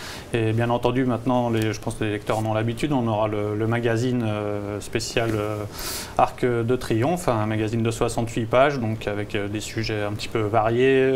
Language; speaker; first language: French; native; French